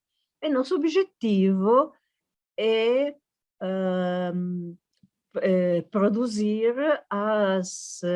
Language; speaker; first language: Portuguese; non-native, fluent; Italian